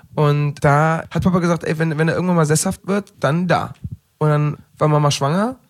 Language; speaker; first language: German; early bilingual, heritage; German